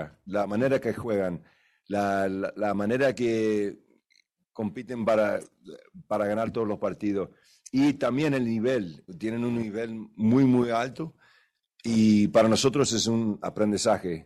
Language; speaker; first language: Spanish; early bilingual, heritage; Spanish